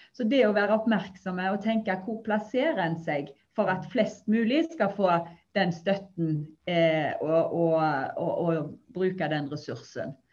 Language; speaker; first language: Norwegian; native; Norwegian